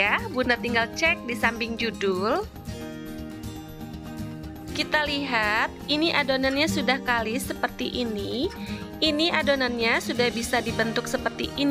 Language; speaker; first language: Indonesian; native; Indonesian